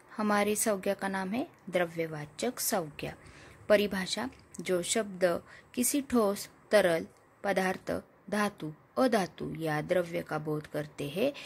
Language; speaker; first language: Hindi; non-native, local second language; Marathi